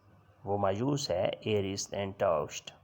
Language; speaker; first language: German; non-native, learner; Urdu